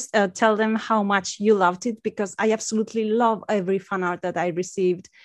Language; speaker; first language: English; non-native, fluent; Spanish